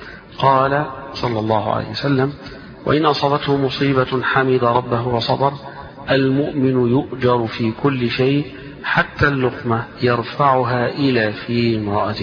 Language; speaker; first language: Arabic; native; Arabic